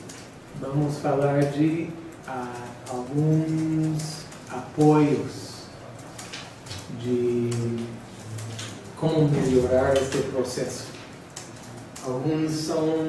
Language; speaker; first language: Portuguese; non-native, fluent; English